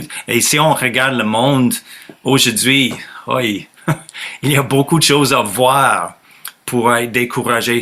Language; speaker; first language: French; non-native, fluent; English